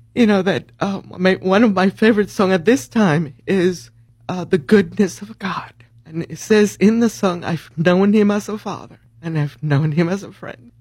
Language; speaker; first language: English; early bilingual, other home language; Spanish